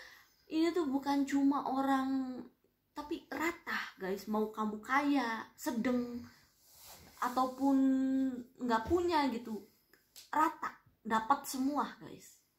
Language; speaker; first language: Indonesian; non-native, local second language; Javanese